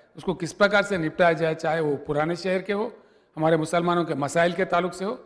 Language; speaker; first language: Hindi; non-native, local second language; Telugu